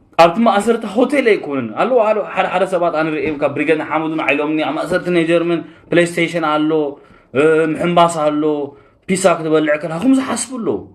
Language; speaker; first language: Tigrinya; early bilingual, heritage; Tigrinya